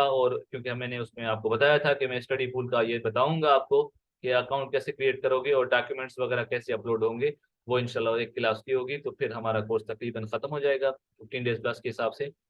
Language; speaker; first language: Urdu; non-native, local second language; Sindhi